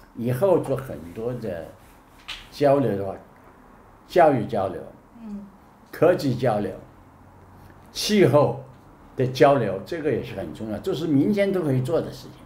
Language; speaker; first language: Chinese; native; Chinese